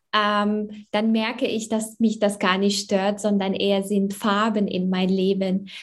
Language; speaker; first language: German; early bilingual, other home language; Arabic